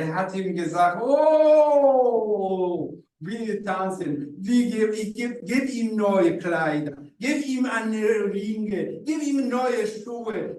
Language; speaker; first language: German; non-native, fluent; Rundi